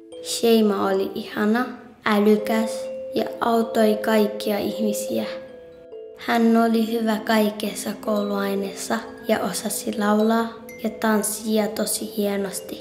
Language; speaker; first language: Finnish; non-native, learner; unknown